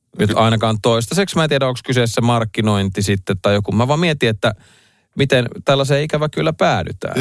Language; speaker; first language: Finnish; native; Finnish